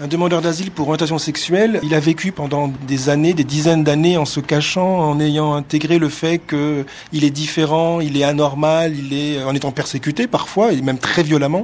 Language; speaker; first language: French; native; French